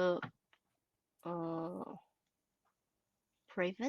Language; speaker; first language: English; non-native, learner; Chinese